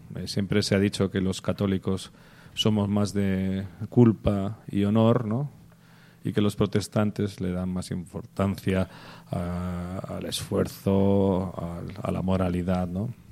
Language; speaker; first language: Spanish; native; Spanish